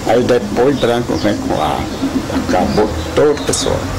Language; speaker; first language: Portuguese; non-native, local second language; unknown